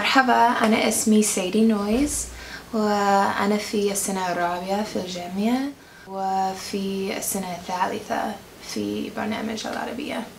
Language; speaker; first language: Arabic; non-native, learner; English